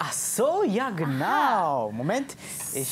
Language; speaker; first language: German; non-native, learner; Malay